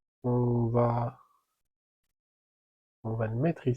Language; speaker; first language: French; native; French